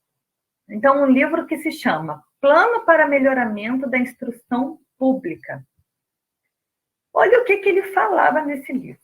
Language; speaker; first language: Portuguese; native; Portuguese